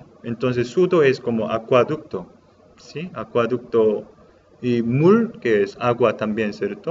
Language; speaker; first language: Spanish; non-native, learner; Korean